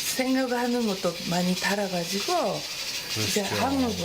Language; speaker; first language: Korean; non-native, fluent; Japanese